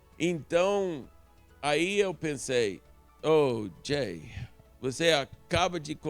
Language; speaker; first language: Portuguese; non-native, local second language; English